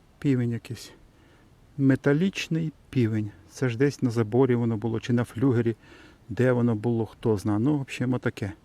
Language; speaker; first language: Ukrainian; non-native, local second language; Russian